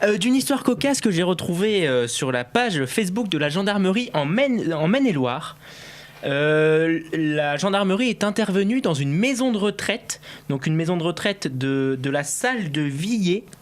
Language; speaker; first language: French; native; French